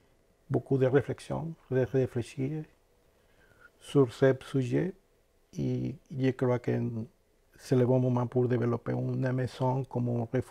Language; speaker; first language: French; non-native, fluent; Spanish